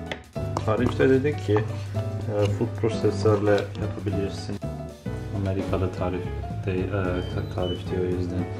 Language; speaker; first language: Turkish; non-native, learner; German